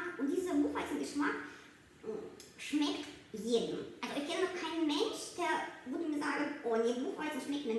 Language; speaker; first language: German; non-native, fluent; Russian